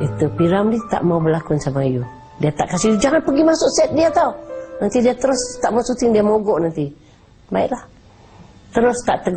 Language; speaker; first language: Malay; native; Malay